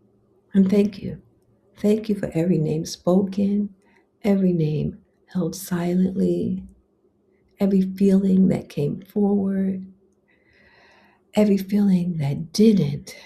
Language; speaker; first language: English; native; English